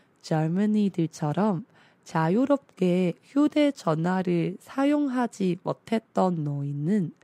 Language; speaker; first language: Korean; non-native, fluent; Chinese